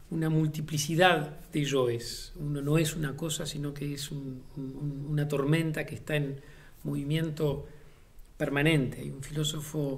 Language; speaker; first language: Spanish; native; Spanish